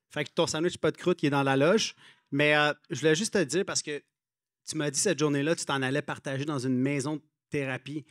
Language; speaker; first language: French; native; French